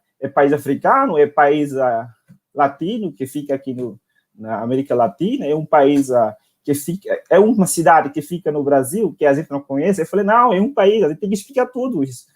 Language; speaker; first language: Portuguese; non-native, local second language; Tetum